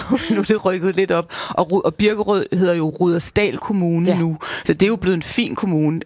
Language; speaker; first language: Danish; native; Danish